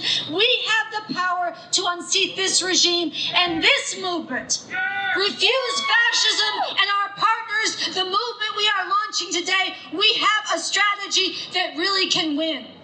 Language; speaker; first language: English; native; English